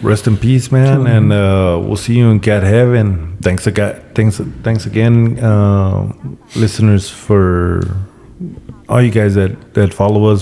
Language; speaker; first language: English; early bilingual, other home language; Spanish